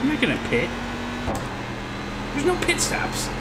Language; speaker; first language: English; native; English